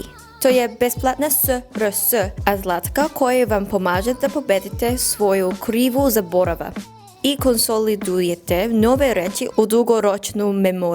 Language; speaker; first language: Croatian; non-native, learner; English